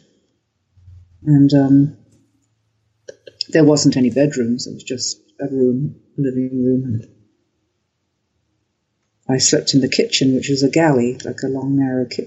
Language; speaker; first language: English; native; English